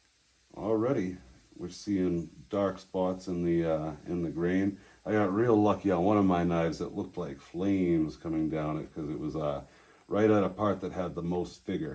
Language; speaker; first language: English; native; English